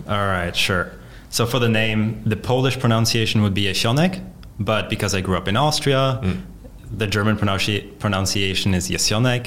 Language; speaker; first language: English; non-native, fluent; Polish